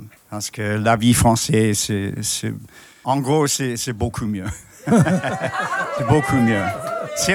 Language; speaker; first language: French; non-native, fluent; English